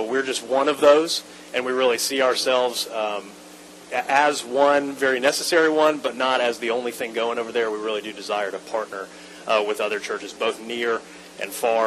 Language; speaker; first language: English; native; English